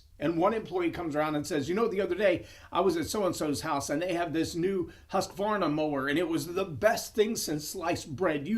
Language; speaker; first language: English; native; English